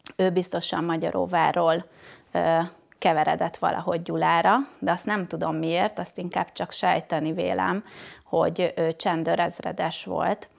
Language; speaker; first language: Hungarian; native; Hungarian